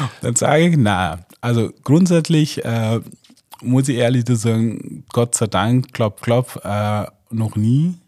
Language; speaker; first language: German; non-native, fluent; Mossi